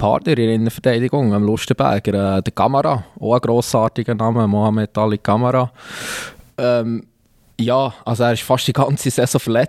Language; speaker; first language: German; native; German